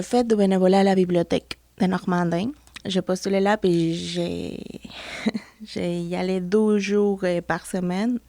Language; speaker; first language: French; non-native, fluent; Spanish